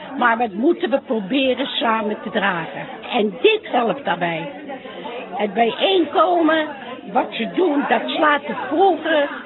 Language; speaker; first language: Dutch; native; Dutch